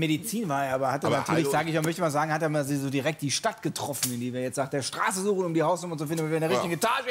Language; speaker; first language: German; native; German